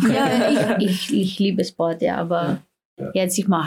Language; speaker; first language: German; non-native, learner; Slovenian